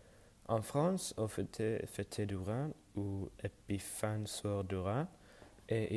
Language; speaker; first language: French; non-native, learner; Norwegian